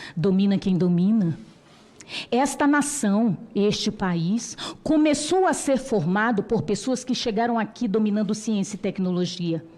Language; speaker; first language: Portuguese; non-native, local second language; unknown